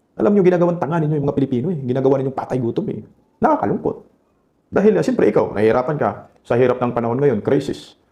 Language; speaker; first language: Filipino; non-native, local second language; Cebuano